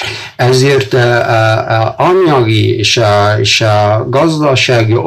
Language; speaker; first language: Hungarian; non-native, fluent; Arabic